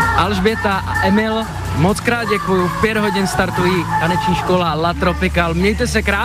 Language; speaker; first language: Czech; native; Czech